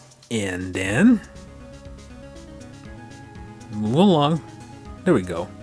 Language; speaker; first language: English; native; English